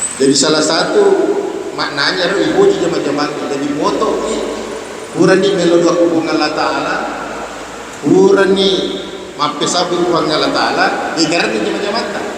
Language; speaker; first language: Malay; non-native, local second language; Buginese